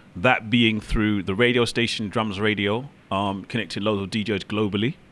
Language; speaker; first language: English; native; English